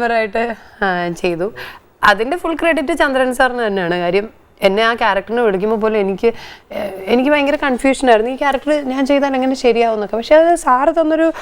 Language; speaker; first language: Malayalam; native; Malayalam